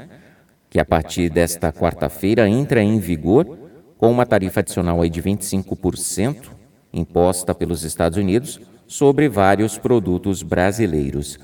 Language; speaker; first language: Portuguese; native; Portuguese